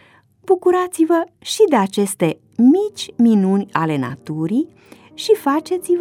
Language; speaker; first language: Romanian; native; Romanian